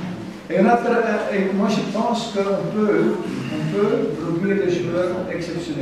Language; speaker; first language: French; non-native, fluent; German